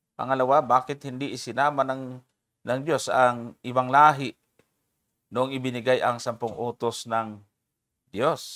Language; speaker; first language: Filipino; native; Filipino